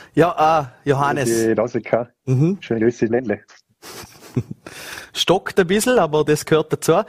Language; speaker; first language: German; native; German